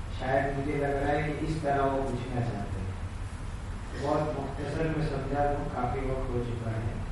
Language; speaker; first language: Urdu; native; Urdu